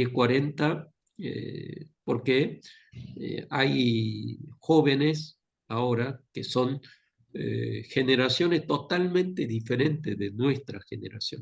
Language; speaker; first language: Spanish; non-native, fluent; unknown